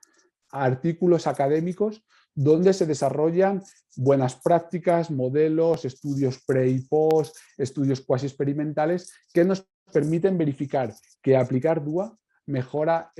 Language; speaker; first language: Spanish; native; Spanish